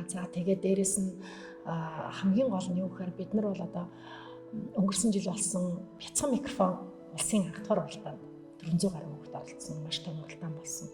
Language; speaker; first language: Mongolian; native; Mongolian